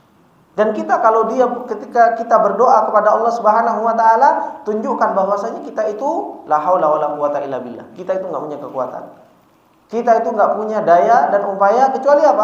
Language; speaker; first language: Indonesian; native; Indonesian